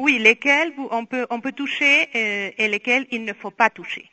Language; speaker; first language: French; non-native, fluent; Spanish